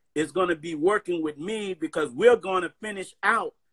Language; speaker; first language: English; native; English